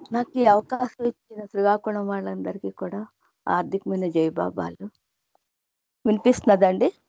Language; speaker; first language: Telugu; non-native, local second language; Hindi